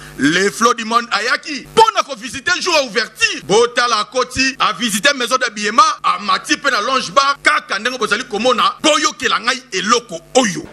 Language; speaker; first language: Lingala; native; Lingala